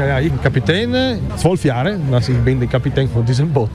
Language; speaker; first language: German; non-native, learner; Italian